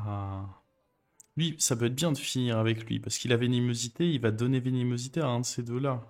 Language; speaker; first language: French; native; French